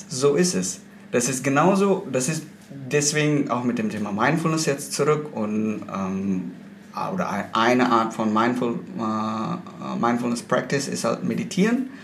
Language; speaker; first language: German; non-native, fluent; Indonesian